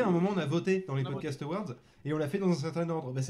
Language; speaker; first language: French; native; French